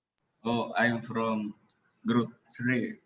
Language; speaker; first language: English; non-native, learner; Indonesian